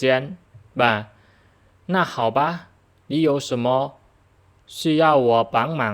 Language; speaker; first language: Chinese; non-native, fluent; Khmer